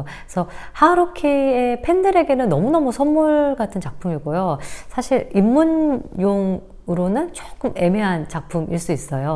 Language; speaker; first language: Korean; native; Korean